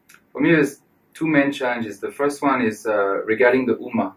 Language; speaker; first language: English; non-native, fluent; French